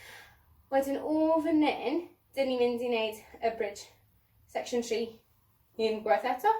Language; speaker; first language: Welsh; non-native, local second language; English